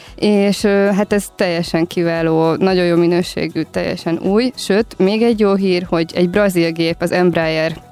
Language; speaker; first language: Hungarian; native; Hungarian